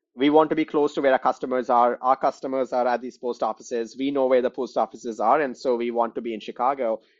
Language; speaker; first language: English; non-native, local second language; Hindi